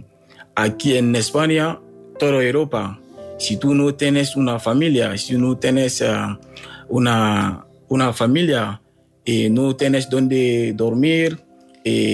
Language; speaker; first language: Spanish; non-native, learner; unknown